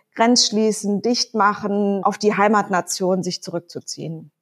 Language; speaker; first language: German; native; German